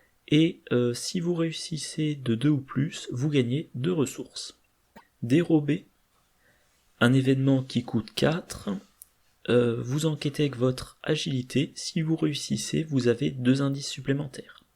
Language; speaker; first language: French; native; French